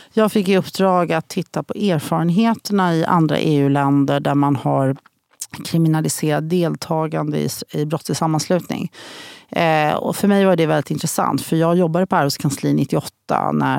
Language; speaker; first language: Swedish; native; Swedish